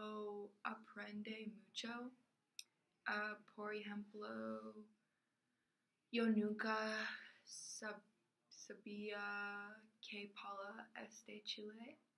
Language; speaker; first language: Spanish; non-native, learner; English